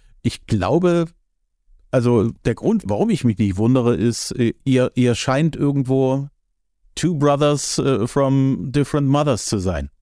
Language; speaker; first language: German; native; German